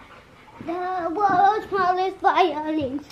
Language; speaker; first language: English; native; English